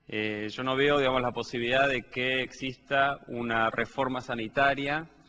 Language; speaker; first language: Spanish; native; Spanish